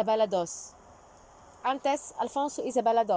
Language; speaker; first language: Spanish; non-native, learner; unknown